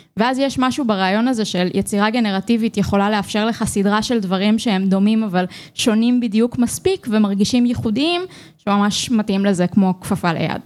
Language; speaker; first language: Hebrew; native; Hebrew